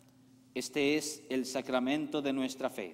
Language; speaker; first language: Spanish; native; Spanish